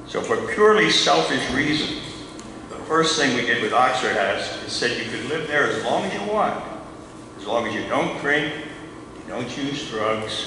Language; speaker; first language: English; native; English